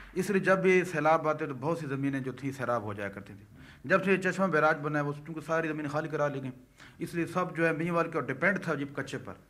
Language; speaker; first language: Urdu; non-native, local second language; Punjabi